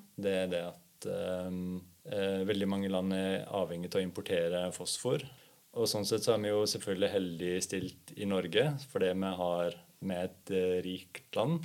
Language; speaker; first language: Norwegian; native; Norwegian